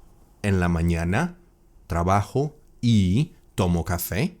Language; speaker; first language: Spanish; non-native, fluent; English